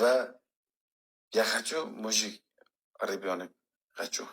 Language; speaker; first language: Russian; non-native, learner; Uzbek